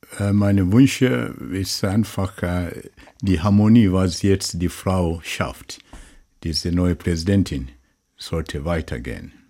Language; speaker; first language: German; non-native, learner; Swahili